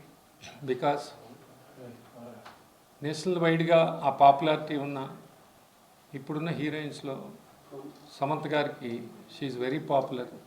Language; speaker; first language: Telugu; native; Telugu